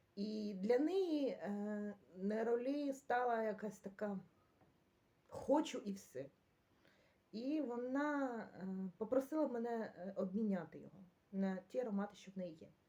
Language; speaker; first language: Ukrainian; native; Ukrainian